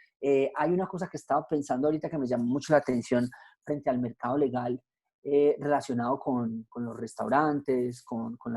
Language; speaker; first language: Spanish; non-native, learner; Portuguese